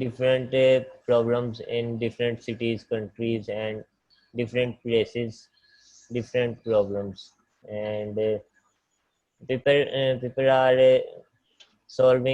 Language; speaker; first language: English; non-native, learner; Punjabi